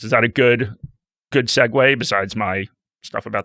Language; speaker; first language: English; native; English